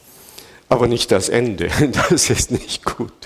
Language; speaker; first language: German; non-native, fluent; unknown